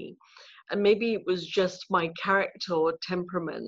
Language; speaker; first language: English; native; English